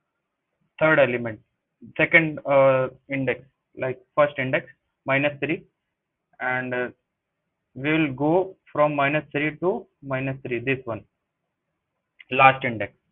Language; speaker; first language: English; non-native, local second language; Hindi